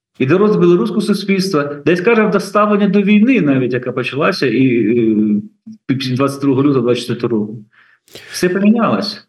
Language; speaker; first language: Ukrainian; native; Ukrainian